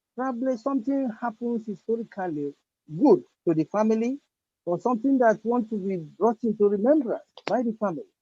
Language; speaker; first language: English; non-native, local second language; Yoruba